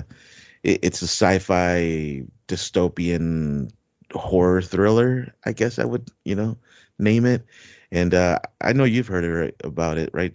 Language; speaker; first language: English; native; English